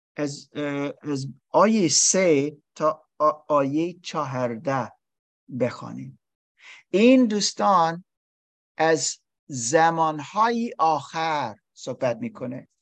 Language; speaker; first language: Persian; non-native, learner; English